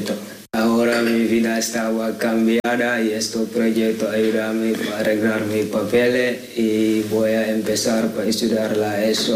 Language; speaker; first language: Spanish; non-native, learner; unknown